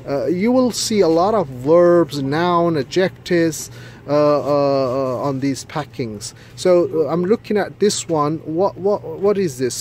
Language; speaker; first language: English; non-native, local second language; Punjabi